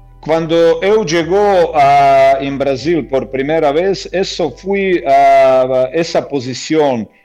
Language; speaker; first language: Portuguese; non-native, learner; Croatian